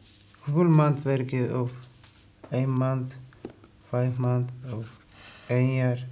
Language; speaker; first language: Dutch; non-native, learner; Turkish